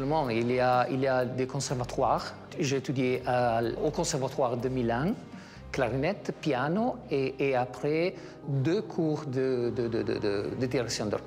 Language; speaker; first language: French; non-native, fluent; Italian